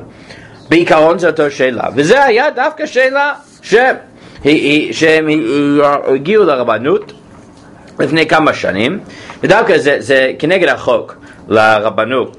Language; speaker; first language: Hebrew; non-native, fluent; English